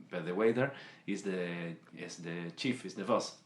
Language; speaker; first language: English; non-native, learner; Spanish